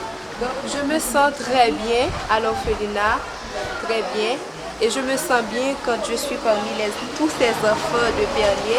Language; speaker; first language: French; non-native, local second language; Haitian Creole